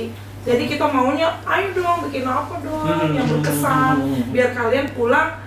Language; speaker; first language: Indonesian; native; Indonesian